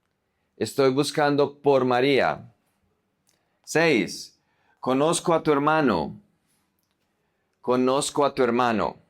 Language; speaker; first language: Spanish; non-native, fluent; English